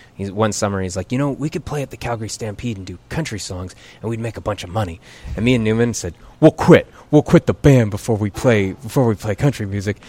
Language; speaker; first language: English; native; English